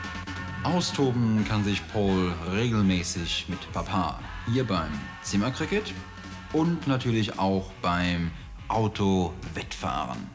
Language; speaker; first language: German; native; German